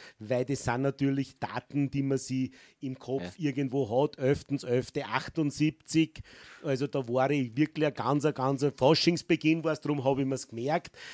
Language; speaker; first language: German; native; German